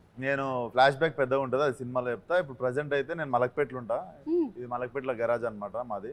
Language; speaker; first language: Telugu; native; Telugu